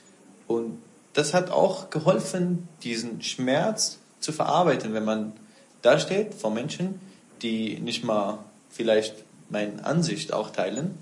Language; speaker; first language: German; non-native, fluent; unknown